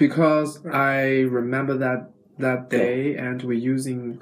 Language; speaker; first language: English; non-native, fluent; Chinese